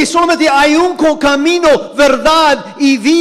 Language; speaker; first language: Spanish; non-native, fluent; English